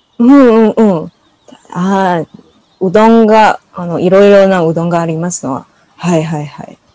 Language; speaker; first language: Japanese; non-native, learner; English